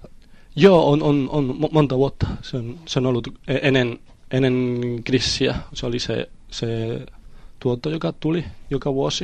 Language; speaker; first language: Finnish; non-native, fluent; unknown